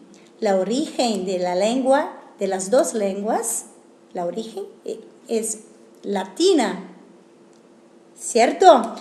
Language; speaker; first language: Spanish; non-native, fluent; Italian